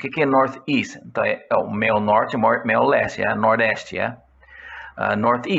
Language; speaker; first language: Portuguese; non-native, fluent; English